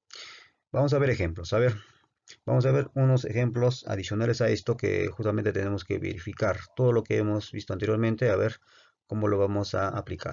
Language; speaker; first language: Spanish; native; Spanish